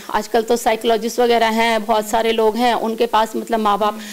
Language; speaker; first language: Hindi; native; Hindi